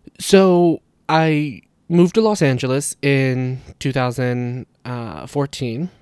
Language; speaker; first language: English; native; English